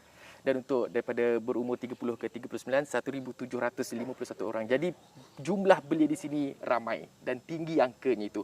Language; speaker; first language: Malay; native; Malay